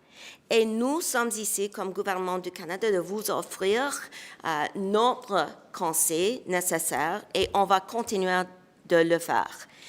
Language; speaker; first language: French; non-native, local second language; English